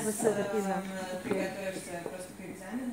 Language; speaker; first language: Russian; native; Russian